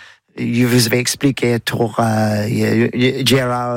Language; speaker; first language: French; non-native, learner; English